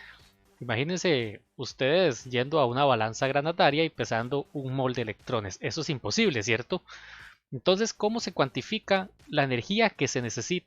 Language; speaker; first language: Spanish; native; Spanish